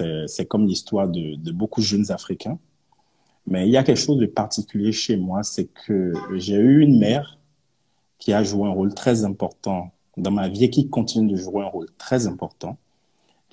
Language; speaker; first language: French; non-native, local second language; Yoruba